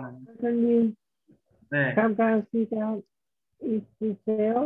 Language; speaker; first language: Korean; non-native, learner; Vietnamese